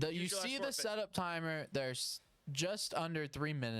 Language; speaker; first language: English; native; English